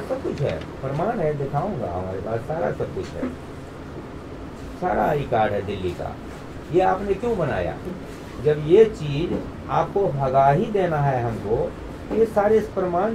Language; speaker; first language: Hindi; native; Hindi